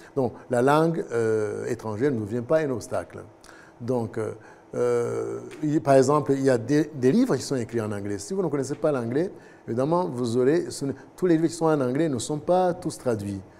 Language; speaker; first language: French; non-native, local second language; Kinyarwanda